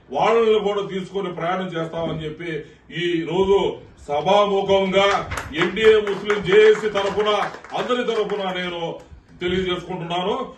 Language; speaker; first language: Telugu; non-native, local second language; Urdu